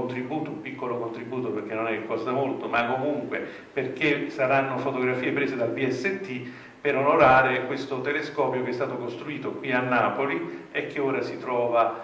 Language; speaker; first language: Italian; native; Italian